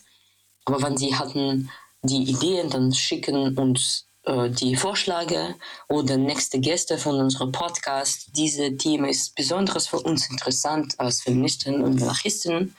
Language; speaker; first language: German; non-native, fluent; Russian